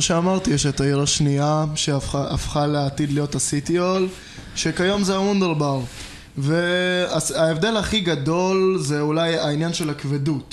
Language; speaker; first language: Hebrew; native; Hebrew